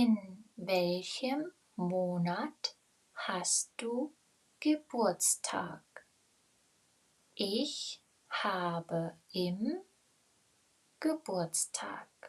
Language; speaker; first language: German; non-native, fluent; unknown